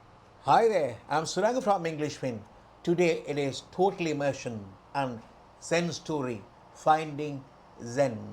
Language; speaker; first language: English; non-native, local second language; Sinhala